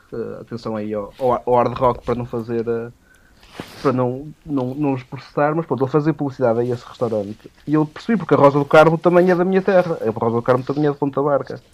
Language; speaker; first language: Portuguese; native; Portuguese